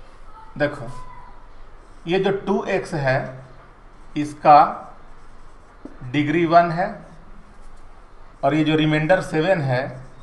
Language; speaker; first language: Hindi; native; Hindi